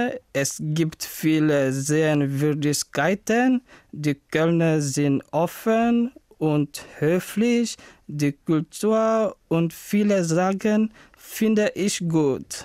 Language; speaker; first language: German; non-native, learner; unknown